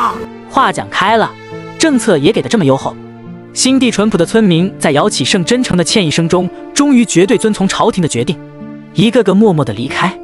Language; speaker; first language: Chinese; native; Chinese